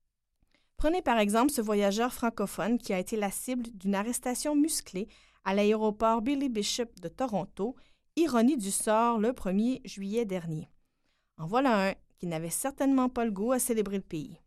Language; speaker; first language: French; native; French